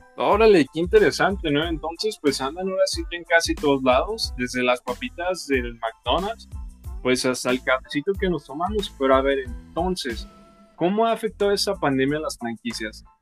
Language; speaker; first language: Spanish; native; Spanish